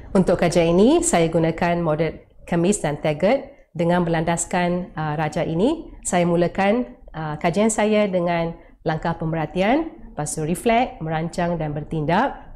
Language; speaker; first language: Malay; non-native, local second language; Tamil